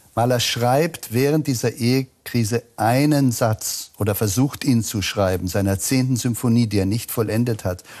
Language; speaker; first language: German; native; German